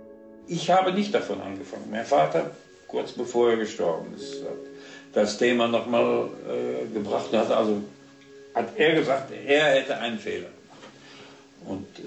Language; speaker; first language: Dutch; early bilingual, heritage; German